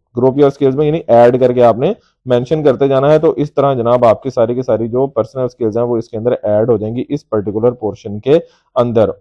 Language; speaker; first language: Urdu; native; Urdu